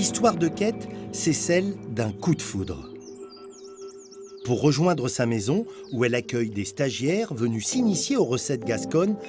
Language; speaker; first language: French; native; French